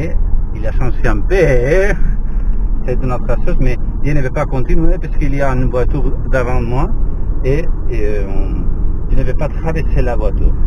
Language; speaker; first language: French; non-native, learner; Spanish